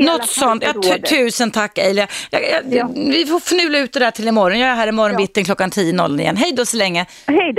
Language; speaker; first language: Swedish; native; Swedish